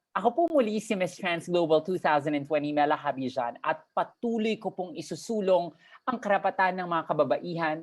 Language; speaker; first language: Filipino; native; Filipino